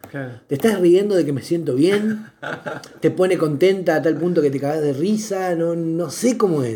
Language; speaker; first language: Spanish; native; Spanish